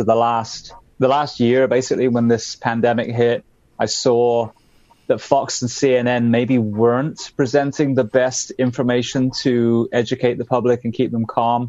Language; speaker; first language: English; native; English